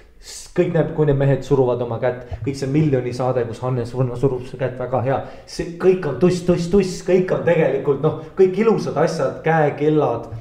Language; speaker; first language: Estonian; early bilingual, heritage; Estonian